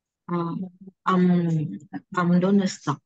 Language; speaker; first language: German; non-native, learner; Indonesian